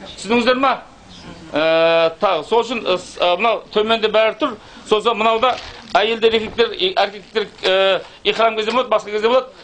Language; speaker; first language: Kazakh; native; Kazakh